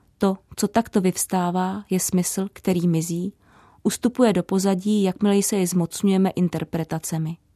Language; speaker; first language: Czech; native; Czech